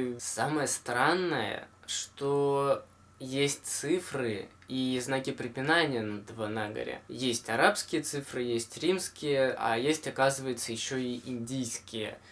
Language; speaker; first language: Russian; native; Russian